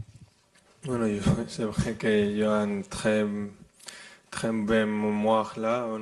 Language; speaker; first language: French; non-native, fluent; Spanish